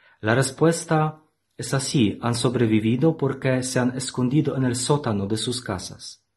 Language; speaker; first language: Spanish; non-native, learner; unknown